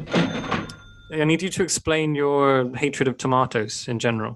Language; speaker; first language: English; native; English